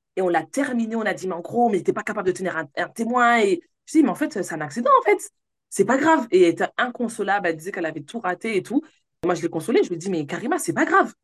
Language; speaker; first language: French; native; French